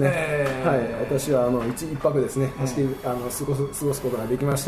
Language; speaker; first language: Japanese; native; Japanese